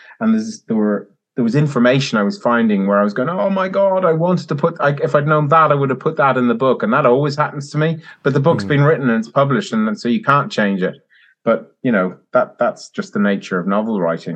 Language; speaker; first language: English; native; English